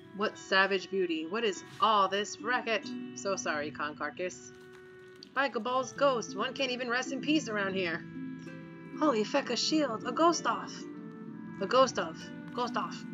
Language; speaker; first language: English; early bilingual, other home language; Spanish